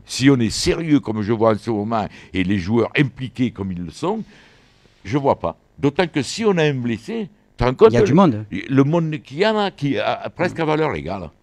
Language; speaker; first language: French; native; French